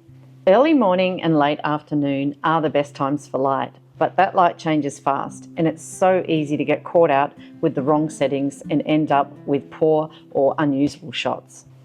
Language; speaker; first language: English; native; English